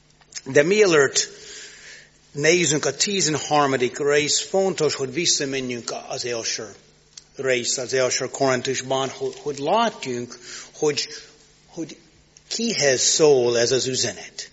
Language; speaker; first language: Hungarian; non-native, learner; English